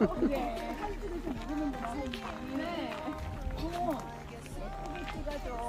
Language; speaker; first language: Korean; non-native, learner; Bangla